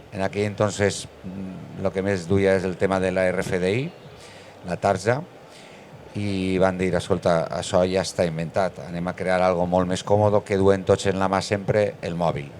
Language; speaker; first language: Catalan; non-native, local second language; Spanish